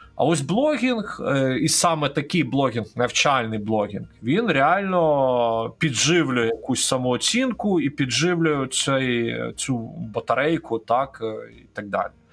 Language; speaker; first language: Ukrainian; non-native, local second language; Russian